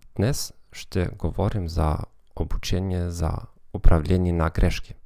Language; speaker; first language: Bulgarian; non-native, learner; German